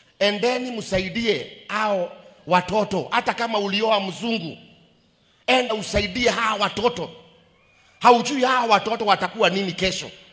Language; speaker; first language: Swahili; native; Swahili